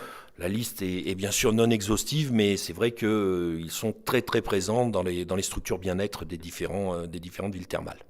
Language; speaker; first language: French; native; French